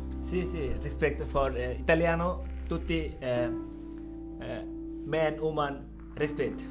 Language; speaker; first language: Italian; non-native, learner; Bangla